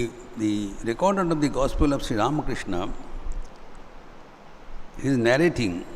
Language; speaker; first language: English; non-native, local second language; Hindi